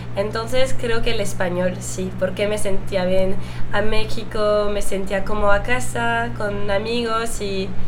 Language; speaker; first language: Spanish; non-native, fluent; French